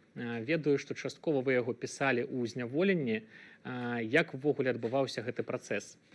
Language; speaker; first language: Belarusian; native; Belarusian